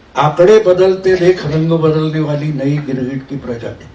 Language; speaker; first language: Hindi; non-native, local second language; Marathi